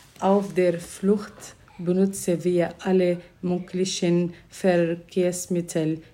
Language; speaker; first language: German; non-native, learner; Arabic